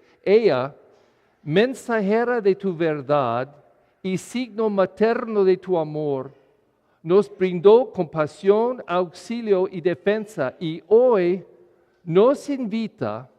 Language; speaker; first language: Spanish; non-native, fluent; English